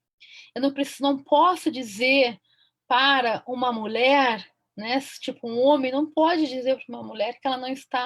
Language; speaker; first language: Portuguese; native; Portuguese